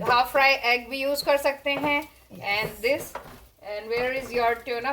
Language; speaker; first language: English; non-native, learner; Hindi